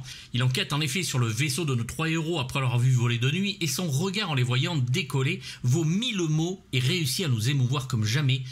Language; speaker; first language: French; native; French